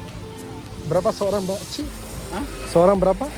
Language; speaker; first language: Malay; non-native, learner; Bangla